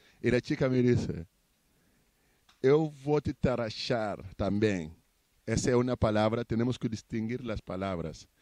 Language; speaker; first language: Spanish; non-native, learner; Portuguese